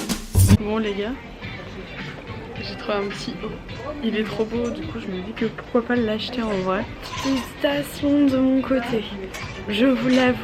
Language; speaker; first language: French; native; French